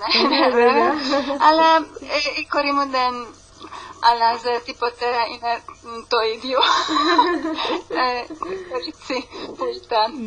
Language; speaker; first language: Greek; non-native, learner; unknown